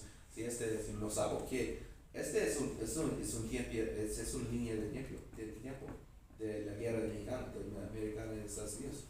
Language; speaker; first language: Spanish; non-native, learner; English